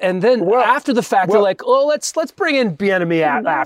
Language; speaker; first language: English; native; English